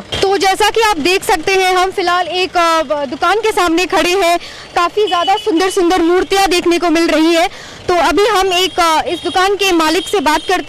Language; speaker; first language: Hindi; native; Hindi